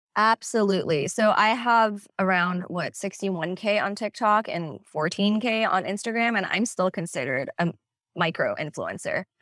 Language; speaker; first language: English; non-native, local second language; Cantonese